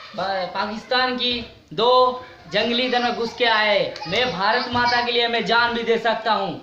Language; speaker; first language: Hindi; non-native, local second language; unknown